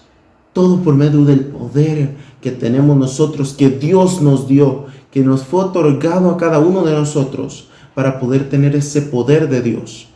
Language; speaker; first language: Spanish; native; Spanish